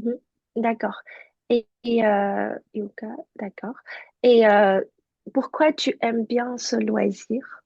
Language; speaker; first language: French; non-native, fluent; Chinese